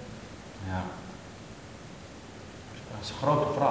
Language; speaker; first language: Dutch; non-native, learner; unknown